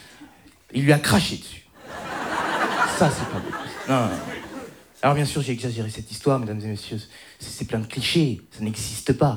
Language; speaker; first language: French; native; French